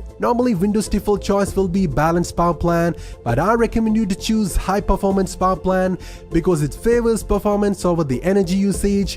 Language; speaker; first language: English; non-native, fluent; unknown